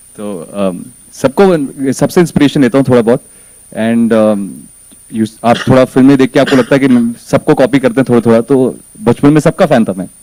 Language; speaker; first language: Hindi; native; Hindi